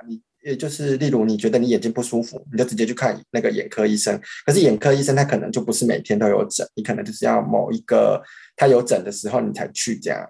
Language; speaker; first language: Chinese; native; Chinese